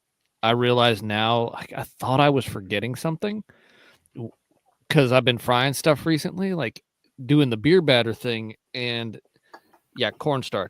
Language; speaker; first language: English; native; English